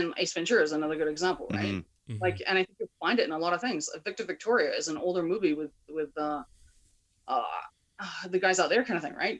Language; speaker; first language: English; native; English